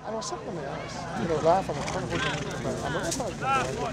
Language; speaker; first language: English; native; English